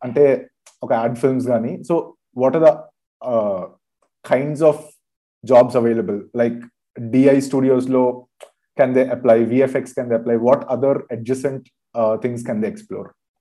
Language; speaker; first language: English; non-native, local second language; Telugu